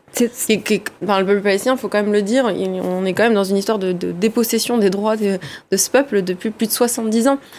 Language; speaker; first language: French; early bilingual, other home language; Arabic